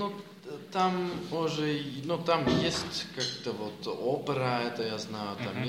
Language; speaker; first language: Russian; non-native, learner; Dutch